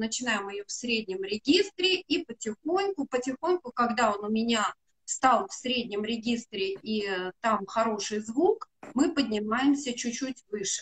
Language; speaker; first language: Russian; native; Russian